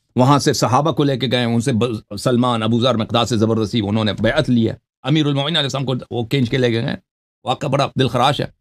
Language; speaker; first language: Urdu; non-native, local second language; Balti